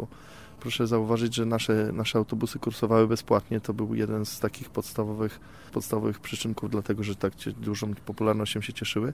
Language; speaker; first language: Polish; native; Polish